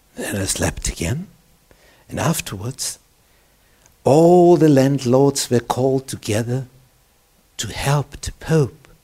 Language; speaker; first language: English; non-native, fluent; German